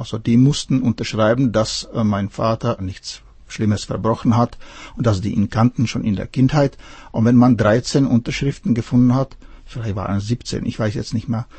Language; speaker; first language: German; non-native, fluent; Czech